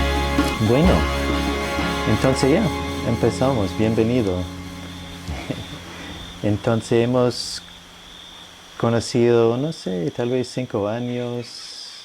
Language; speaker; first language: Spanish; non-native, fluent; English